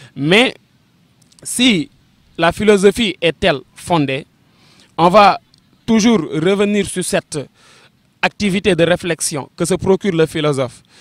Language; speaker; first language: French; non-native, local second language; Wolof